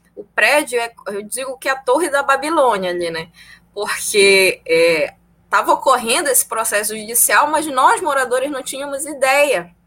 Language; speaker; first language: Portuguese; native; Portuguese